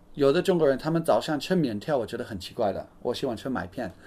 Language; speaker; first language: Chinese; non-native, fluent; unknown